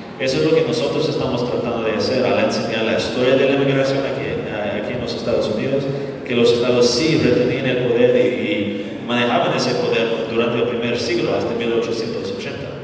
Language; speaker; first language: Spanish; non-native, fluent; English